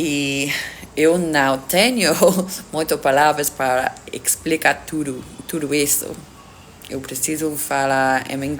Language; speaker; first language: Portuguese; non-native, learner; English